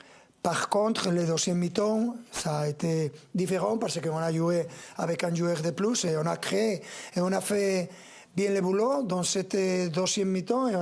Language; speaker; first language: French; non-native, fluent; Spanish